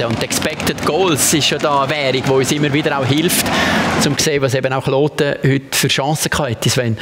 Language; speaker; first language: German; native; German